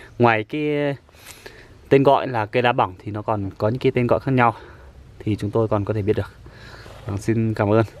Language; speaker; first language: Vietnamese; non-native, local second language; Iu Mien